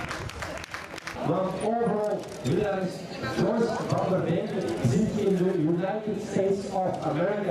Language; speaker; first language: Dutch; native; Dutch